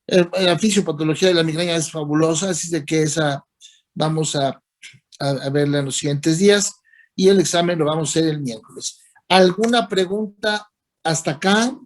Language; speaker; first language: Spanish; native; Spanish